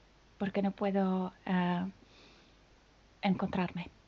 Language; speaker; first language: Spanish; non-native, fluent; French